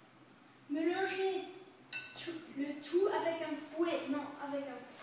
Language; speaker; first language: French; early bilingual, other home language; English